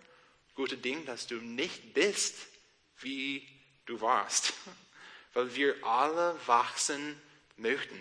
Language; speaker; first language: German; non-native, learner; English